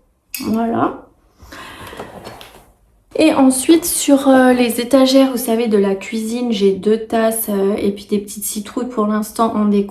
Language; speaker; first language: French; native; French